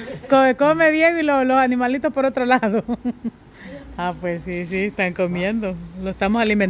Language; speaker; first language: Spanish; native; Spanish